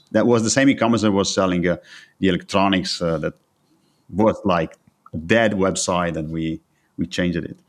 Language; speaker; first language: English; non-native, fluent; Italian